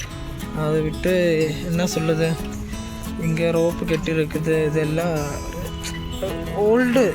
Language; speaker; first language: Tamil; non-native, learner; Malayalam